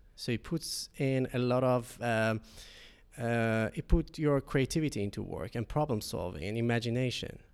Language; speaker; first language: English; non-native, fluent; Persian